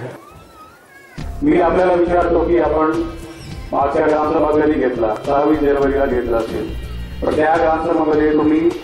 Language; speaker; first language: Marathi; non-native, local second language; Telugu